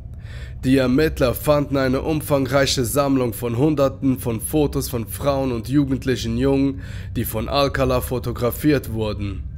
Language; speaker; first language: German; native; German